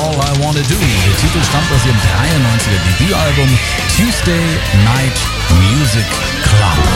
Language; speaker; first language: German; native; German